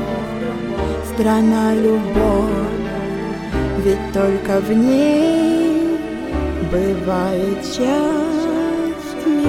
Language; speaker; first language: Russian; native; Russian